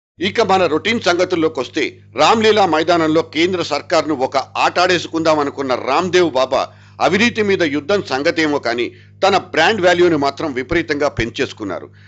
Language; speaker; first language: Telugu; native; Telugu